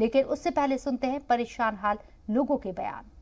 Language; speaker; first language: Hindi; native; Hindi